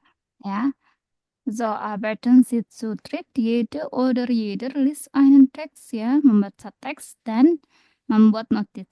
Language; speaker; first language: German; non-native, learner; Indonesian